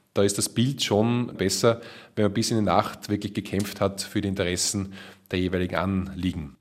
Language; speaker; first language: German; native; German